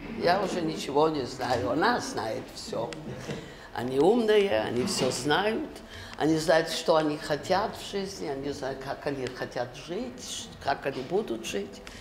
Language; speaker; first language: Russian; early bilingual, other home language; Yiddish